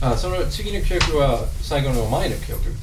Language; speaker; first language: Japanese; non-native, fluent; English